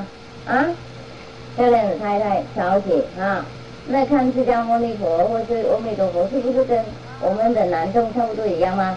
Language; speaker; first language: Chinese; non-native, fluent; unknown